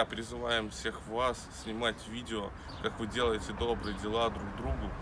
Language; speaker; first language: Russian; native; Russian